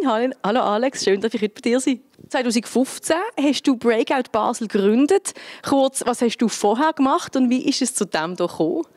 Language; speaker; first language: German; native; German